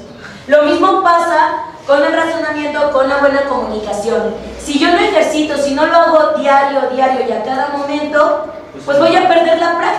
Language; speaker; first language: Spanish; native; Spanish